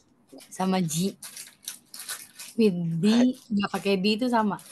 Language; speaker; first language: Indonesian; non-native, learner; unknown